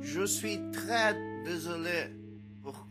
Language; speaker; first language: French; non-native, learner; English